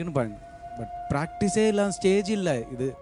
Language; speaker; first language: Malayalam; non-native, learner; Tamil